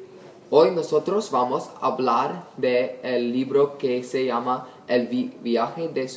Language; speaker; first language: Spanish; non-native, learner; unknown